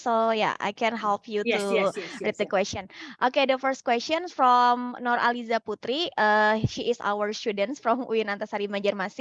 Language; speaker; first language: English; non-native, fluent; Indonesian